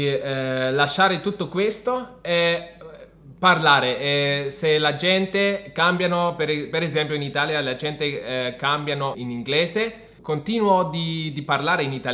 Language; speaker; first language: Italian; non-native, fluent; German